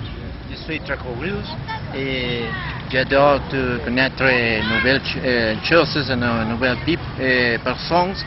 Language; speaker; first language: French; non-native, learner; Spanish